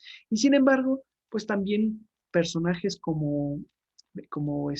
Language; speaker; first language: Spanish; native; Spanish